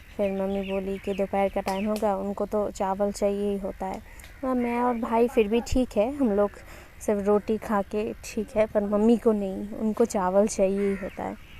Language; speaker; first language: Hindi; non-native, local second language; Bangla